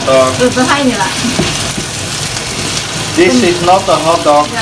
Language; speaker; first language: English; non-native, learner; Dutch